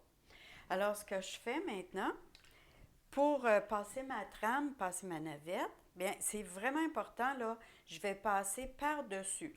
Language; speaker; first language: French; native; French